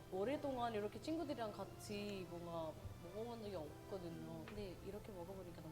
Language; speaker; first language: Korean; non-native, fluent; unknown